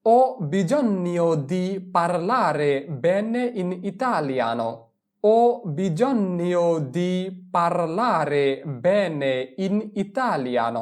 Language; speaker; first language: Italian; non-native, fluent; Bangla